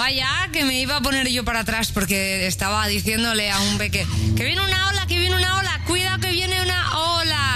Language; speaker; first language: Spanish; native; Spanish